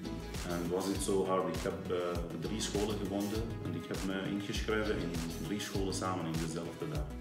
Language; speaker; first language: Dutch; non-native, learner; Arabic